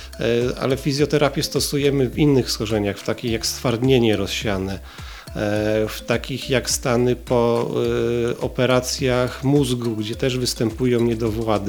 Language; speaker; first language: Polish; native; Polish